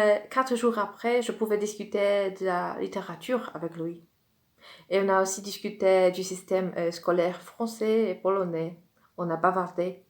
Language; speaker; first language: French; non-native, fluent; Polish